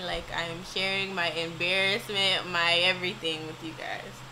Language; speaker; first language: English; native; English